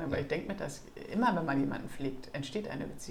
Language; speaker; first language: German; native; German